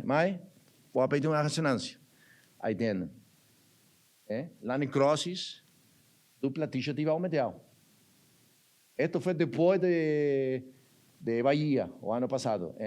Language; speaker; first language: Portuguese; non-native, learner; Spanish